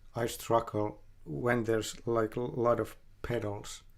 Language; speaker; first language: English; non-native, fluent; Finnish